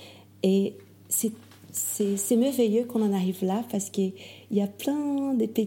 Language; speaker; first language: French; non-native, fluent; Portuguese